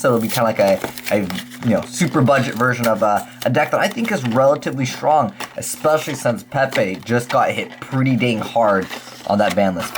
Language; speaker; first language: English; native; English